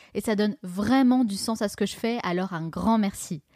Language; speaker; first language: French; native; French